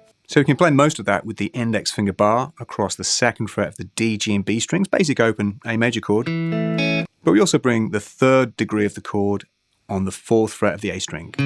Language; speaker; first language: English; native; English